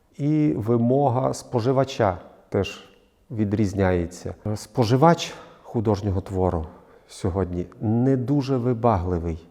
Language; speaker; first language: Ukrainian; native; Ukrainian